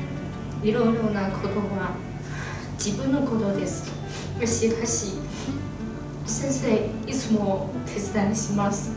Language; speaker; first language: Japanese; non-native, learner; Chinese